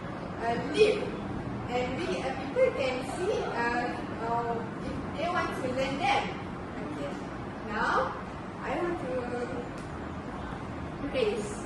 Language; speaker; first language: English; non-native, learner; Malay